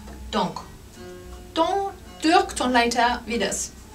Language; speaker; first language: German; non-native, learner; Turkish